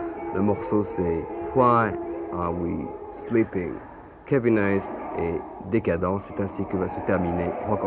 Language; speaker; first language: French; native; French